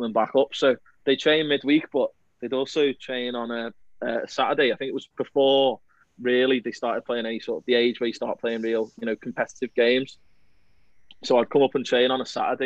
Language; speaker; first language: English; native; English